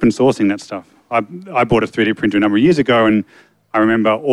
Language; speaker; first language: English; native; English